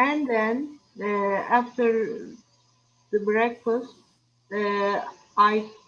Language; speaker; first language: English; non-native, learner; Turkish